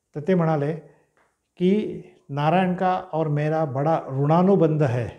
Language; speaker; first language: Hindi; non-native, local second language; Marathi